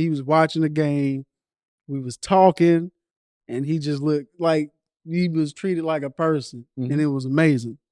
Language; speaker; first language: English; native; English